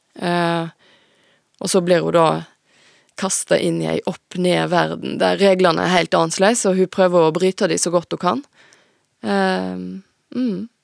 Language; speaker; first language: Norwegian; native; Norwegian